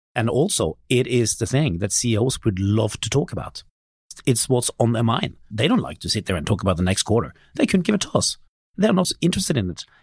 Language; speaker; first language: English; non-native, fluent; Norwegian